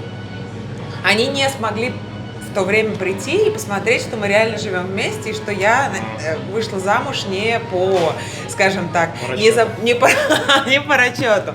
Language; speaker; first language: Russian; native; Russian